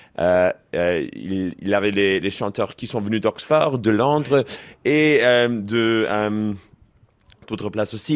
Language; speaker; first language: French; non-native, learner; English